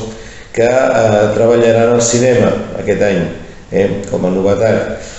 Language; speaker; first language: Catalan; native; Catalan